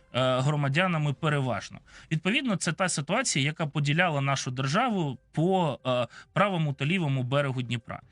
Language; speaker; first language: Ukrainian; non-native, local second language; Russian